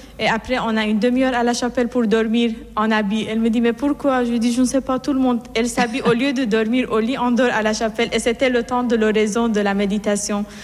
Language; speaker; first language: French; non-native, fluent; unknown